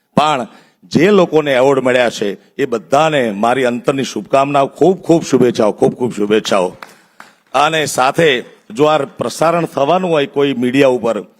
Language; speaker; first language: Gujarati; native; Gujarati